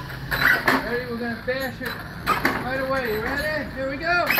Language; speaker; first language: English; native; English